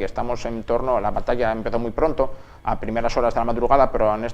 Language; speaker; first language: Spanish; native; Spanish